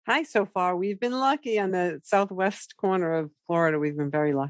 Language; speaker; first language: English; native; English